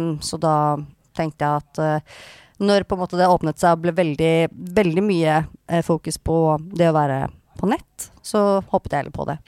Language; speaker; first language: Norwegian; native; Norwegian